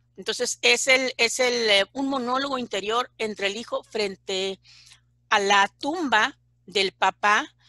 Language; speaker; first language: Spanish; native; Spanish